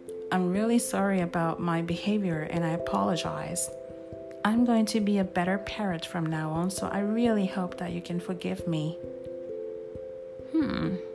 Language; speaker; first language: English; non-native, fluent; Japanese